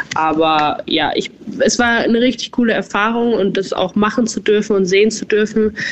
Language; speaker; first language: German; native; German